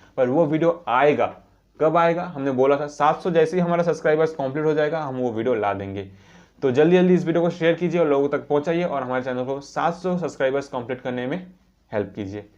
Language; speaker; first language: Hindi; non-native, local second language; Bangla